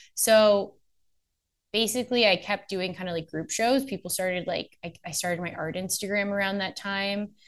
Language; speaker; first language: English; native; English